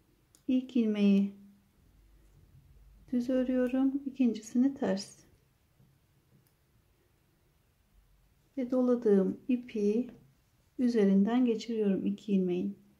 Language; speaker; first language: Turkish; native; Turkish